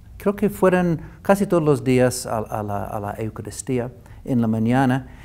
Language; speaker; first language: Spanish; non-native, fluent; English